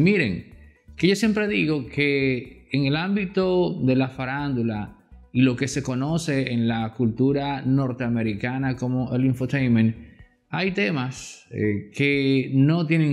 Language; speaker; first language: Spanish; native; Spanish